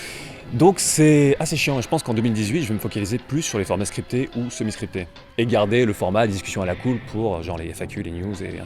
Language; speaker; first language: French; native; French